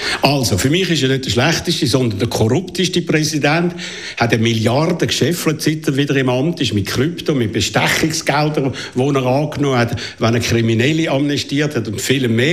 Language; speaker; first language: German; native; German